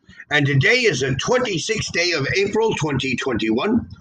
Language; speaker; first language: English; native; English